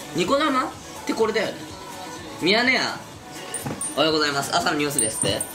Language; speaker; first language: Japanese; native; Japanese